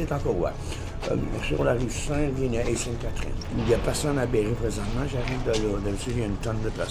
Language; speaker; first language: French; native; French